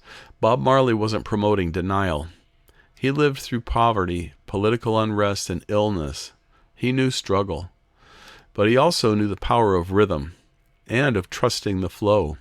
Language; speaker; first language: English; native; English